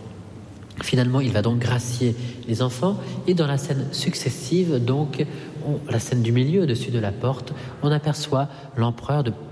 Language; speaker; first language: French; non-native, fluent; Italian